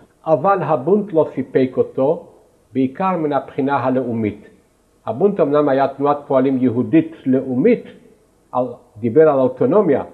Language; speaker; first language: Hebrew; non-native, fluent; Yiddish